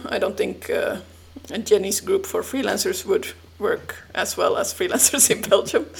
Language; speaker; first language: English; non-native, fluent; Finnish